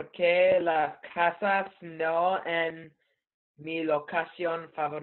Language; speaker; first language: Spanish; non-native, learner; English